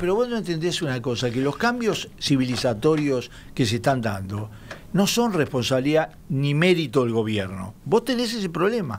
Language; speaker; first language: Spanish; native; Spanish